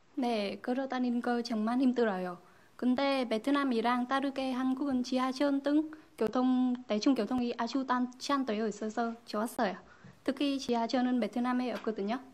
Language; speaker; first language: Korean; non-native, learner; Vietnamese